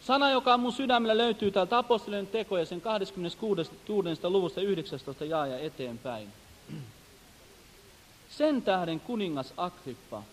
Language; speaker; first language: Finnish; native; Finnish